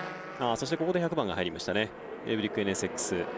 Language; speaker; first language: Japanese; native; Japanese